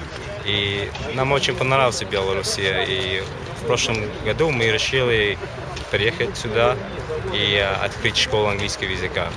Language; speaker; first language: Russian; non-native, learner; English